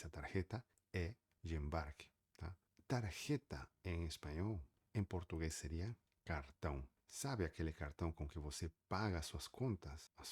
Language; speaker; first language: Portuguese; native; Portuguese